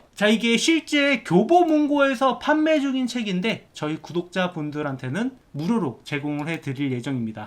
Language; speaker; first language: Korean; native; Korean